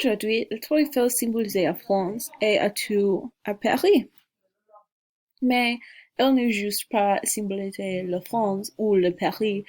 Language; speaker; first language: French; non-native, learner; English